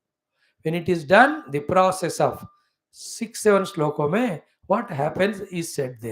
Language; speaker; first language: English; non-native, local second language; Hindi